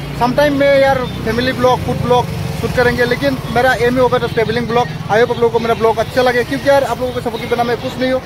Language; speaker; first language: Hindi; non-native, local second language; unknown